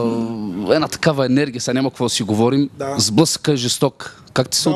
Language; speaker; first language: Bulgarian; native; Bulgarian